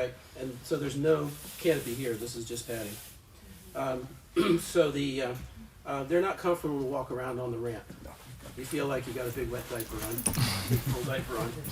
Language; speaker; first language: English; native; English